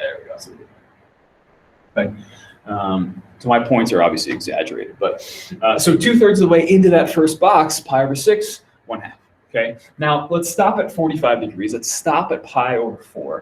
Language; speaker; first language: English; native; English